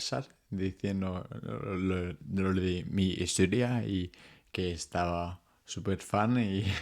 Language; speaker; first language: Spanish; non-native, fluent; English